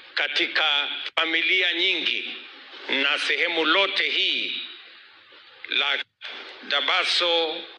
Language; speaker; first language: Swahili; non-native, local second language; Kalenjin